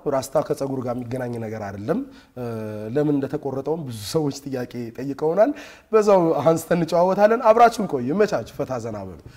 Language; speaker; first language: Amharic; native; Amharic